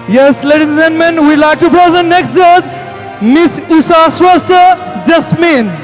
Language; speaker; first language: English; non-native, local second language; Nepali